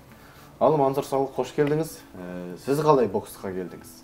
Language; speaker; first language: Kazakh; native; Kazakh